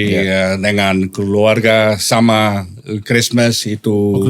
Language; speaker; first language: Indonesian; non-native, learner; Dutch